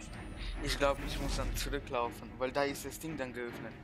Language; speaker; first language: German; early bilingual, other home language; Polish